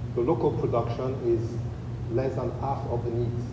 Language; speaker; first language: English; non-native, fluent; French